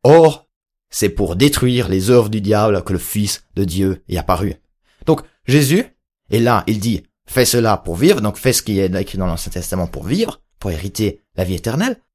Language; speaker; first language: French; native; French